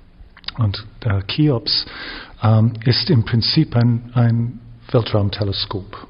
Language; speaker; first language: German; non-native, fluent; English